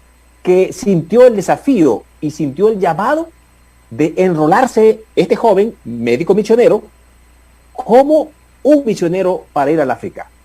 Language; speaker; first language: Spanish; native; Spanish